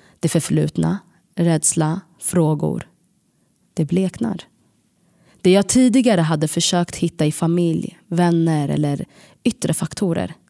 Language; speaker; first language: Swedish; early bilingual, other home language; Tigrinya